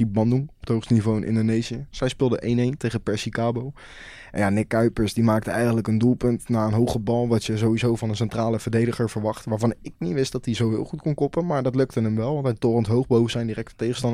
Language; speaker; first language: Dutch; native; Dutch